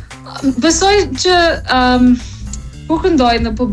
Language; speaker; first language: Albanian; early bilingual, heritage; English